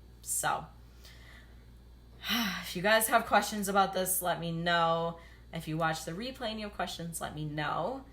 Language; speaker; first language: English; native; English